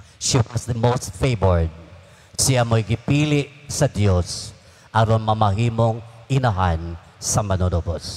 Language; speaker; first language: Cebuano; native; Cebuano